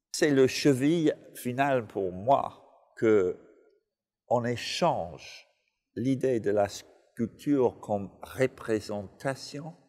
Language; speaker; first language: French; non-native, fluent; English